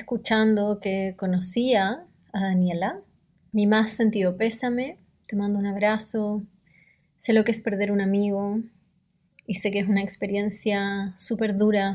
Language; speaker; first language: Spanish; native; Spanish